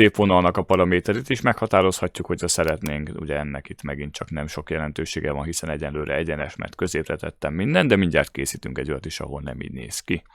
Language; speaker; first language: Hungarian; native; Hungarian